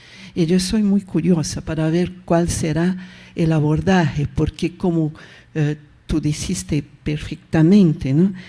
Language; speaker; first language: Spanish; non-native, fluent; Portuguese